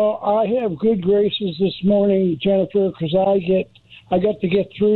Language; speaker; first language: English; native; English